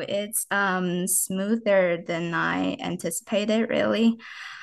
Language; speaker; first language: English; non-native, fluent; Chinese